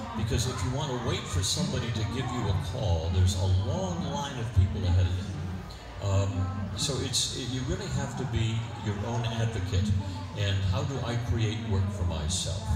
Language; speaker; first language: English; native; English